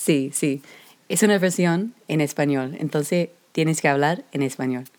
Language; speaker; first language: Spanish; non-native, learner; English